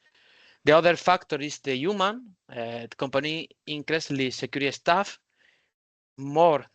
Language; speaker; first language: English; non-native, learner; Spanish